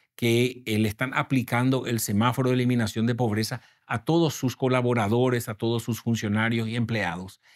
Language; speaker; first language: Spanish; native; Spanish